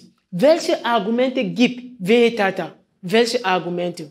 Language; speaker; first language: German; non-native, fluent; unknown